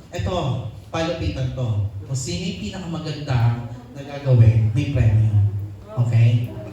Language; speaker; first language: Filipino; native; Filipino